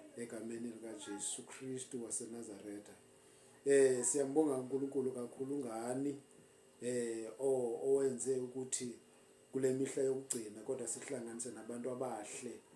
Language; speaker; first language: Zulu; native; Zulu